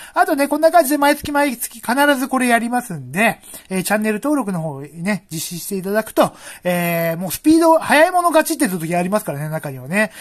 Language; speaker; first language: Japanese; native; Japanese